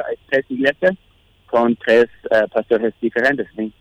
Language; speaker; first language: Spanish; non-native, local second language; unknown